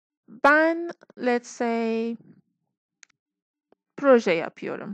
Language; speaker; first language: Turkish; non-native, fluent; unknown